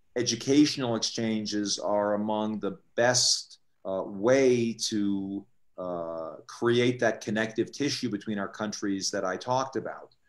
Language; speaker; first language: English; early bilingual, other home language; Spanish